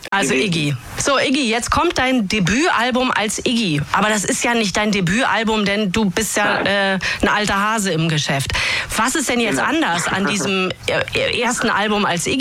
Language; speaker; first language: German; native; German